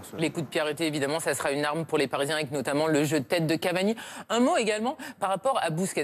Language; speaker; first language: French; native; French